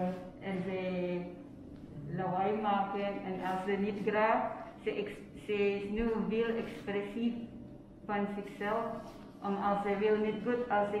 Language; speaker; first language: Dutch; non-native, learner; Filipino